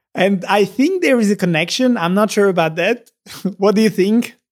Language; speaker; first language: English; non-native, fluent; Italian